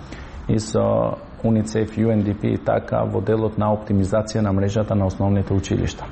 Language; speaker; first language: Macedonian; non-native, local second language; Albanian